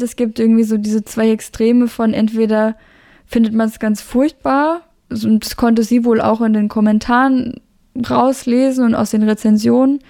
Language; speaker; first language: German; native; German